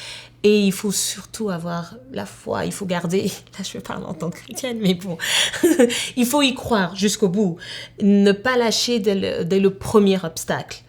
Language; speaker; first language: French; native; French